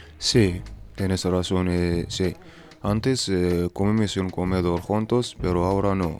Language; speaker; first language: Spanish; non-native, learner; Berber languages